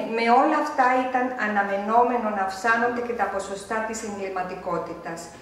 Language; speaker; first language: Greek; non-native, fluent; Spanish